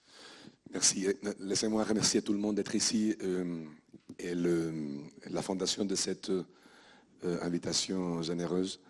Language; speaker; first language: French; non-native, fluent; Spanish